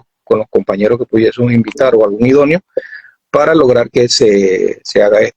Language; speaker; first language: Spanish; native; Spanish